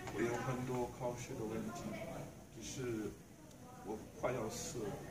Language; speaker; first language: Chinese; non-native, learner; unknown